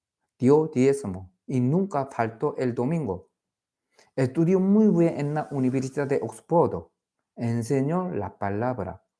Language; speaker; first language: Spanish; non-native, fluent; Korean